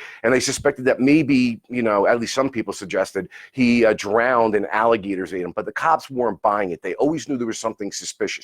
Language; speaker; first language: English; native; English